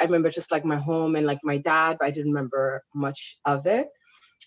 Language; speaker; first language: English; non-native, fluent; Somali